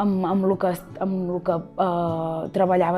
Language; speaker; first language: Catalan; non-native, local second language; Spanish